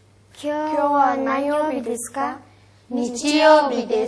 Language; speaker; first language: Japanese; non-native, learner; Mongolian